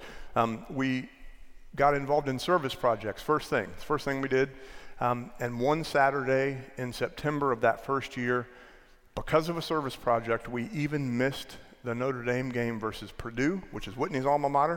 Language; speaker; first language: English; native; English